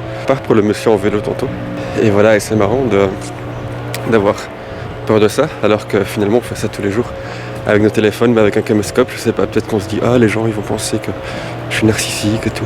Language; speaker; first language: French; native; French